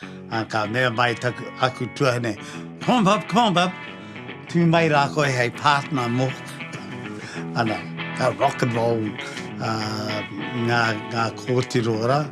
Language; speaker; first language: Māori; native; Māori